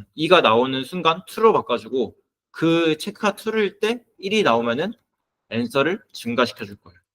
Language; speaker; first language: Korean; native; Korean